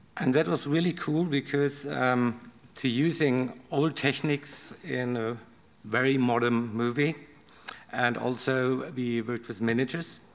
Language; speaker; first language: English; non-native, learner; German